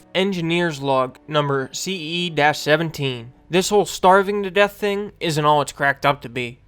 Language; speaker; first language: English; native; English